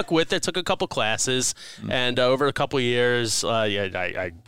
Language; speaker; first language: English; native; English